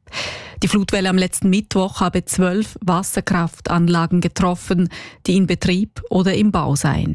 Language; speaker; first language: German; native; German